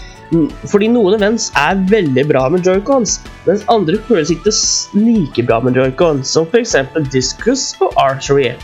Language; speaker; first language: Norwegian; native; Norwegian